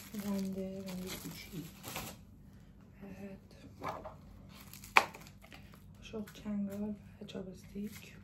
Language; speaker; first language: Persian; native; Persian